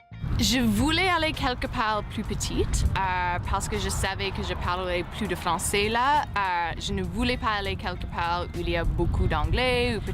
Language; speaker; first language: French; non-native, fluent; English